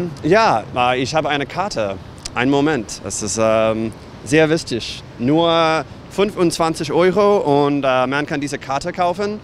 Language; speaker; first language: German; non-native, learner; English